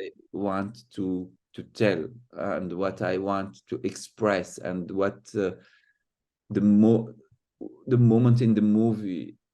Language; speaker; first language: English; non-native, fluent; Arabic